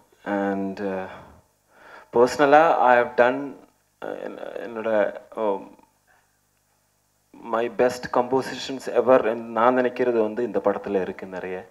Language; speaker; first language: Tamil; non-native, learner; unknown